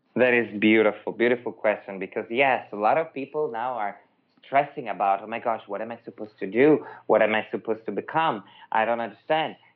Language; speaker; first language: English; non-native, fluent; Italian